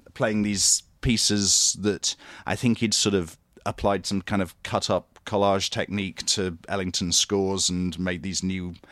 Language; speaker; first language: English; native; English